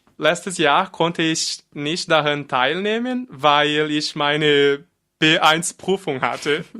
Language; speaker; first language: German; non-native, fluent; Portuguese